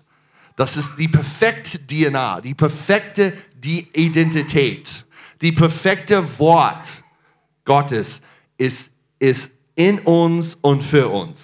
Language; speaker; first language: German; non-native, fluent; English